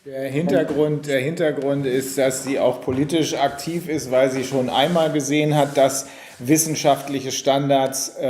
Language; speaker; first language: German; native; German